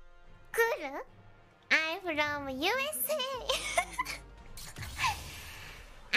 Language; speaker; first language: English; non-native, learner; Japanese